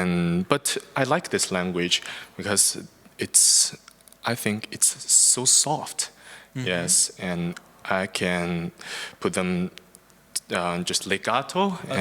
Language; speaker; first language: English; non-native, fluent; Chinese